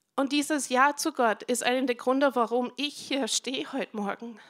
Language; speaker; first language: German; non-native, fluent; English